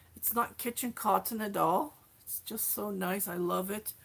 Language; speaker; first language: English; native; English